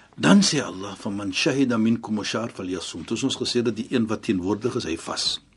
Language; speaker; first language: Afrikaans; non-native, fluent; Arabic